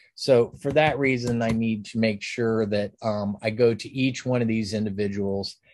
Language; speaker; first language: English; native; English